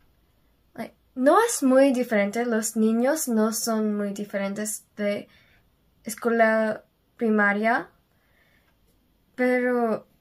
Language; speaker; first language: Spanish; non-native, learner; Korean